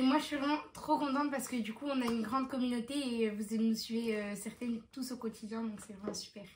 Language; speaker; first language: French; native; French